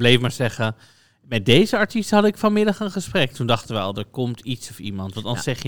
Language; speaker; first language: Dutch; native; Dutch